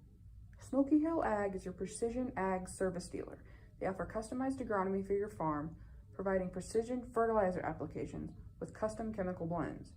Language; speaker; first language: English; native; English